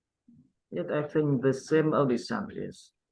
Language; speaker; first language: English; non-native, learner; Vietnamese